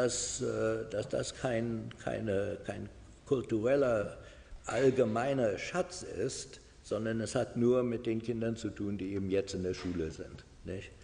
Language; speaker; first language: German; non-native, fluent; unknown